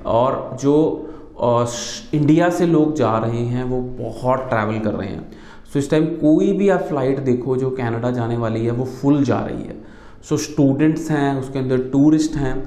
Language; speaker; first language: Hindi; non-native, local second language; Punjabi